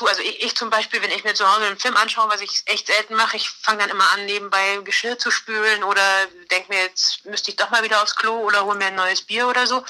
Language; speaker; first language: German; native; German